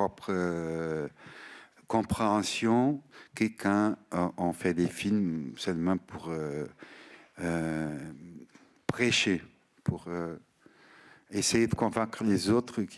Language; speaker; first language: French; non-native, fluent; Portuguese